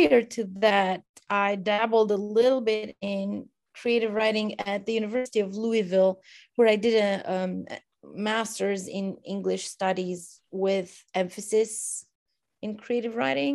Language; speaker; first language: English; non-native, fluent; Romanian